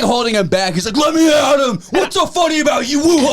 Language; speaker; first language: English; native; English